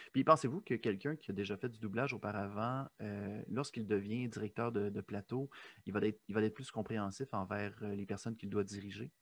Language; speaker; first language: French; native; French